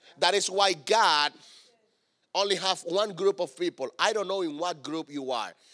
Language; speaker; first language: English; non-native, fluent; Spanish